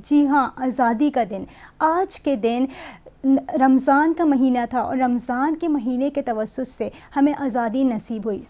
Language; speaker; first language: Urdu; native; Urdu